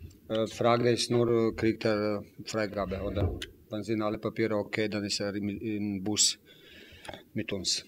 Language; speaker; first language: German; non-native, fluent; Slovenian